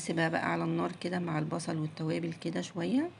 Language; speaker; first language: Arabic; native; Arabic